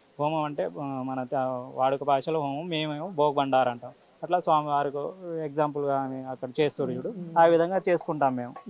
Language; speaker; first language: Telugu; non-native, local second language; Lambadi